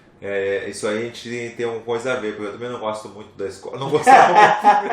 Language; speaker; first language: Portuguese; native; Portuguese